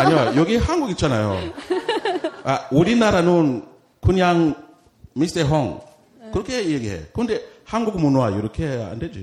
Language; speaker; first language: Korean; non-native, learner; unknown